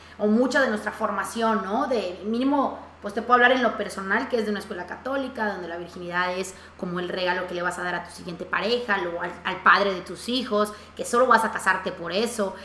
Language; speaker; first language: Spanish; native; Spanish